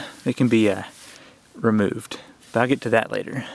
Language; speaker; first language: English; native; English